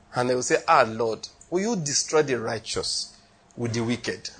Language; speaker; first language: English; non-native, local second language; Yoruba